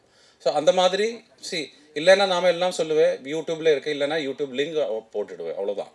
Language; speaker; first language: Tamil; non-native, fluent; Malayalam